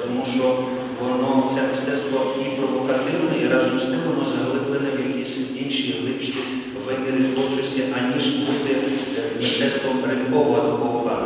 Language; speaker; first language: Ukrainian; native; Ukrainian